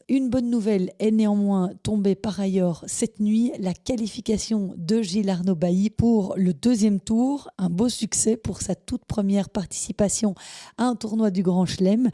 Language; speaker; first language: French; native; French